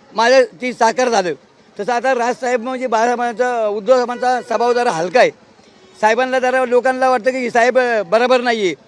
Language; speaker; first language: Marathi; native; Marathi